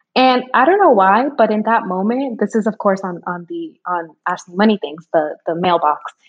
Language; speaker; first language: English; early bilingual, other home language; Spanish